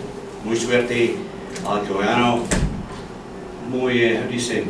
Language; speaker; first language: Spanish; non-native, learner; English